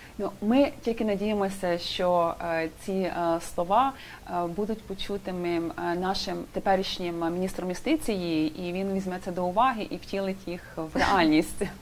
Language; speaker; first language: Ukrainian; native; Ukrainian